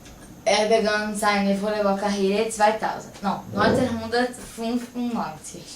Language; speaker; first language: German; non-native, learner; Portuguese